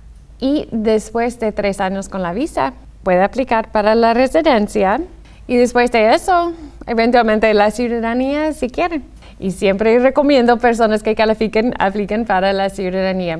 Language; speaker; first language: Spanish; non-native, fluent; English